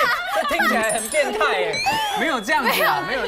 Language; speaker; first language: Chinese; native; Chinese